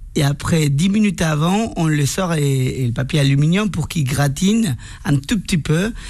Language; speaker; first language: French; non-native, fluent; Spanish